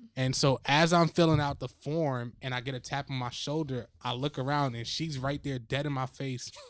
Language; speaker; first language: English; native; English